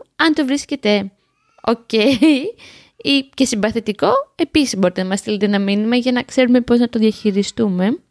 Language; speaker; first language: Greek; native; Greek